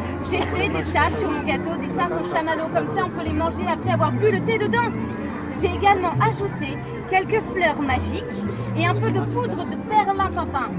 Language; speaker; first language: French; native; French